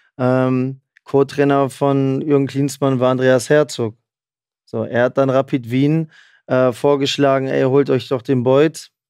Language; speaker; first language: German; native; German